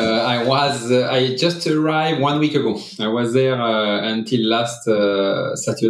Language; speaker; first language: English; non-native, fluent; French